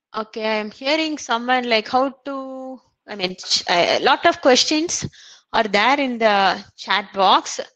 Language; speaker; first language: English; non-native, local second language; Tamil